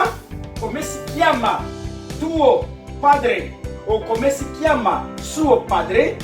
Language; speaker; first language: Italian; non-native, learner; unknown